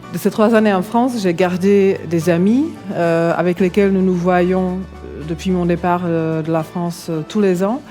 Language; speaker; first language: French; non-native, local second language; Czech